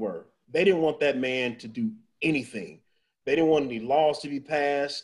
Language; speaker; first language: English; native; English